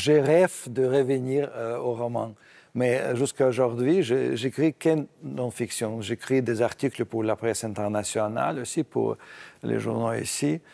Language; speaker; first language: French; non-native, fluent; Russian